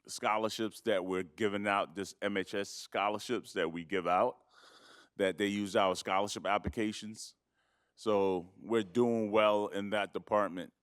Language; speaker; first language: English; native; English